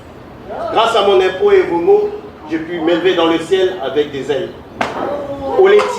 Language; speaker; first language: French; native; French